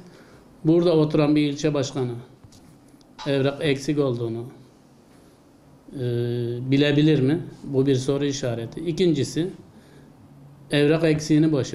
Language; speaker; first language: Turkish; native; Turkish